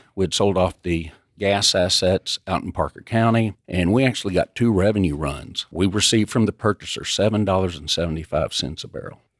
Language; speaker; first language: English; native; English